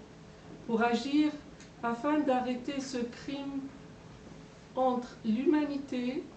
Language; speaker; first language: French; non-native, fluent; Persian